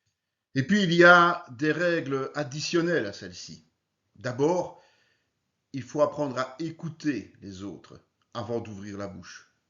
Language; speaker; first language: French; native; French